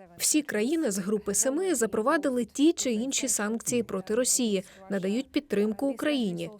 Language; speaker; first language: Ukrainian; native; Ukrainian